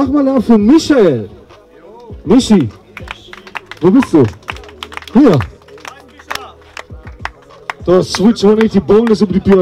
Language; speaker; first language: German; native; German